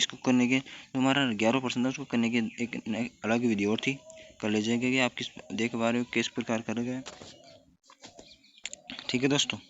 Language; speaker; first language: Hindi; native; Hindi